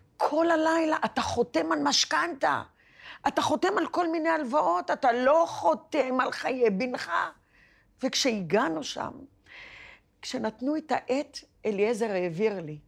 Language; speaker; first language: Hebrew; early bilingual, other home language; Arabic